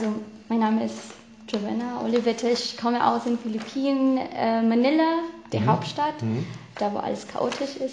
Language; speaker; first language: German; non-native, fluent; Filipino